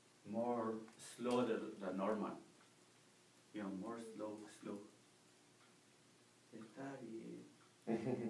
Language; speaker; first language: English; non-native, learner; Spanish